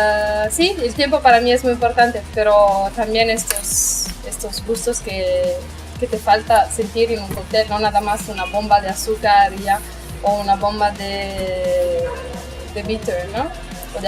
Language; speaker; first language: Spanish; non-native, fluent; Italian